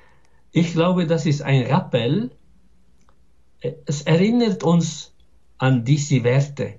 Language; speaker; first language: German; non-native, fluent; Arabic